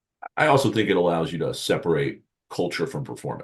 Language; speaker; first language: English; native; English